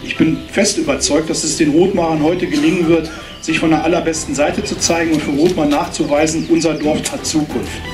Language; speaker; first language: German; native; German